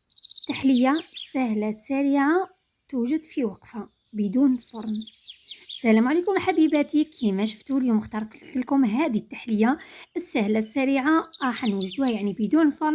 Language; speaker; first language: Arabic; native; Arabic